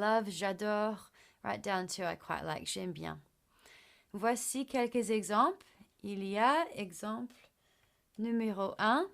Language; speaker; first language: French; non-native, fluent; English